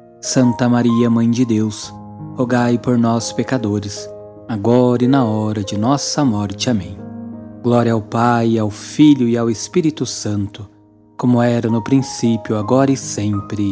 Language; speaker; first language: Portuguese; native; Portuguese